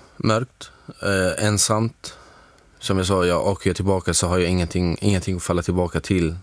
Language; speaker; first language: Swedish; non-native, fluent; Arabic